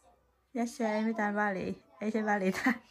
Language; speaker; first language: Finnish; non-native, learner; Vietnamese